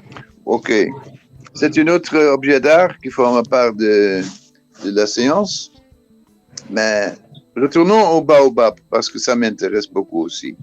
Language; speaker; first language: French; non-native, fluent; Dutch